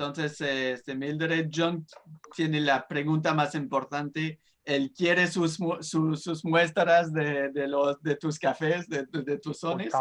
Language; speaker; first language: Spanish; non-native, fluent; French